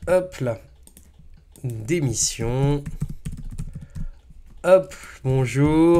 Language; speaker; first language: French; native; French